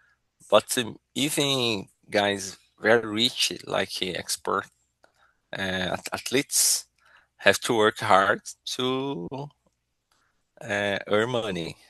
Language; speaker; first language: English; non-native, learner; Portuguese